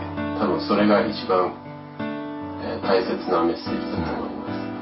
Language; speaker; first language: Japanese; early bilingual, other home language; English